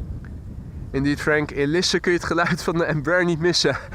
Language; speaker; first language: Dutch; native; Dutch